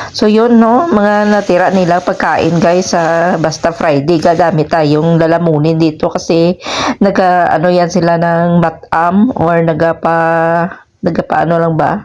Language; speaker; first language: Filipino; non-native, local second language; Hiligaynon